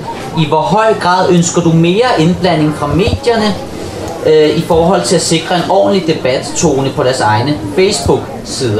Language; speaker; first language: Danish; native; Danish